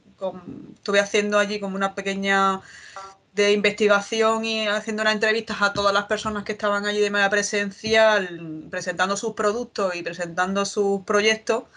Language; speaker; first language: Spanish; native; Spanish